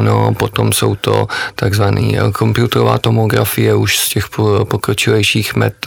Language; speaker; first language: Czech; native; Czech